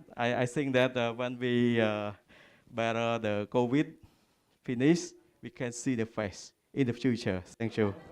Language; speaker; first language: English; non-native, learner; Khmer